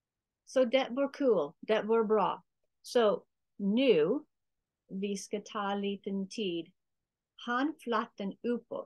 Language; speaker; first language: Swedish; non-native, learner; English